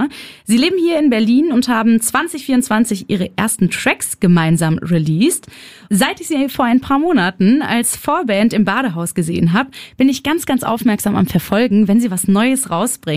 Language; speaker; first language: German; native; German